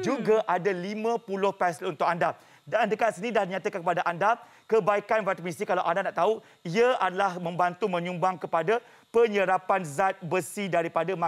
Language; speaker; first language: Malay; native; Malay